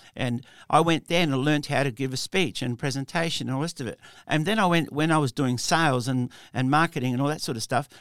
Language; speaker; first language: English; early bilingual, other home language; Italian